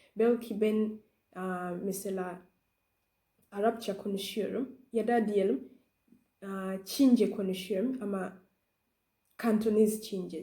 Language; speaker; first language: Turkish; non-native, learner; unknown